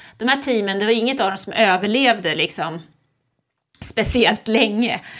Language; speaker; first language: Swedish; early bilingual, other home language; German